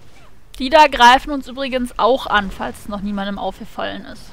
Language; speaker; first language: German; native; German